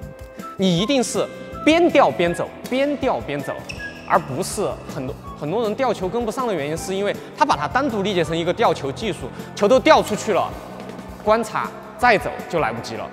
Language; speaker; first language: Chinese; native; Chinese